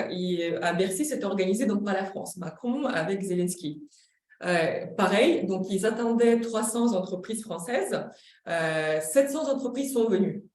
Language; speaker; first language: French; non-native, fluent; Ukrainian